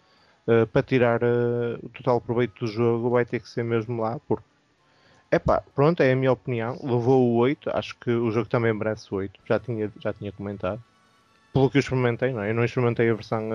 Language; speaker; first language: Portuguese; native; Portuguese